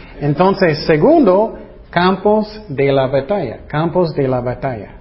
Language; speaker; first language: Spanish; non-native, fluent; English